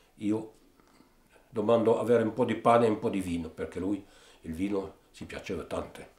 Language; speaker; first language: Italian; early bilingual, heritage; Italian